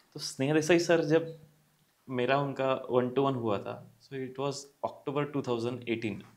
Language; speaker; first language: Hindi; non-native, local second language; Marathi